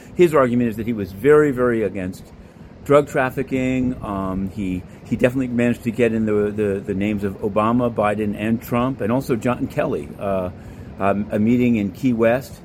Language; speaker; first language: English; native; English